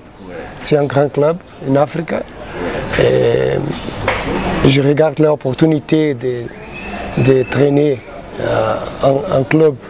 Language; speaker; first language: French; non-native, learner; Portuguese